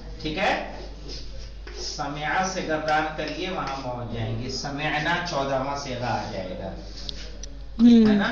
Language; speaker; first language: Urdu; native; Urdu